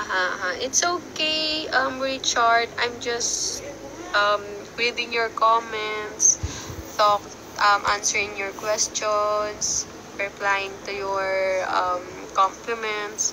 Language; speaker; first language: English; non-native, local second language; Filipino